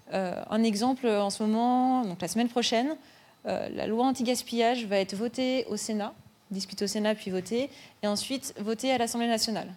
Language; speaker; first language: French; native; French